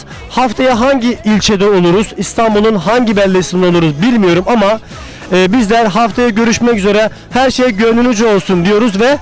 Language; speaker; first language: Turkish; native; Turkish